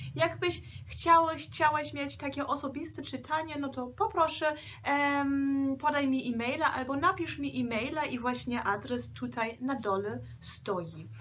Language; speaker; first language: Polish; early bilingual, heritage; Polish